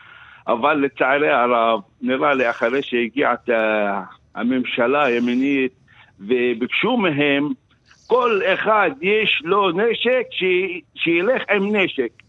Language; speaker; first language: Hebrew; non-native, local second language; Arabic